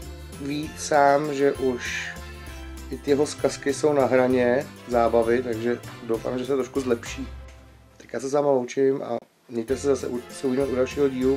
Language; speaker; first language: Czech; native; Czech